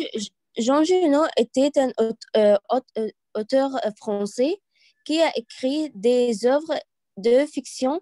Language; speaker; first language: French; non-native, learner; Arabic